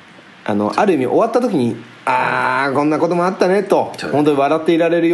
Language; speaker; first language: Japanese; native; Japanese